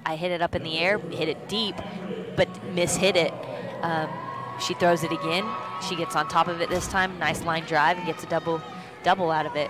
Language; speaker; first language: English; native; English